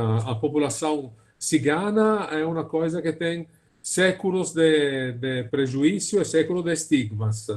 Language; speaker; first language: Portuguese; non-native, fluent; Italian